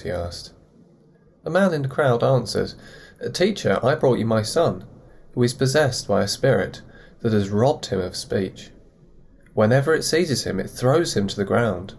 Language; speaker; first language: English; native; English